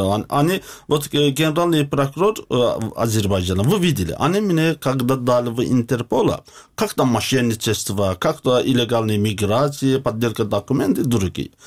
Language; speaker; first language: Russian; non-native, learner; Azerbaijani